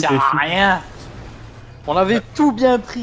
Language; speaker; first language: French; native; French